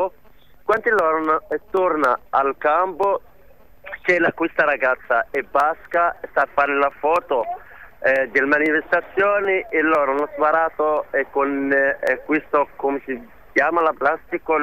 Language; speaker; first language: Italian; non-native, learner; Arabic